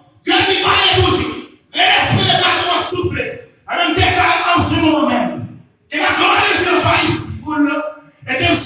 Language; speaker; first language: French; non-native, local second language; Haitian Creole